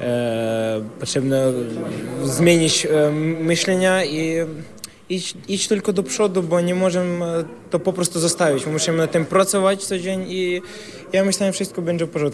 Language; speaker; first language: Polish; non-native, learner; Ukrainian